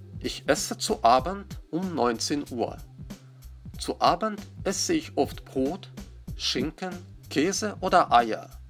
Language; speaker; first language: German; non-native, fluent; Russian